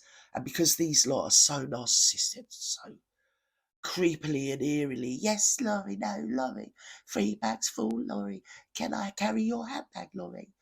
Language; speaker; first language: English; native; English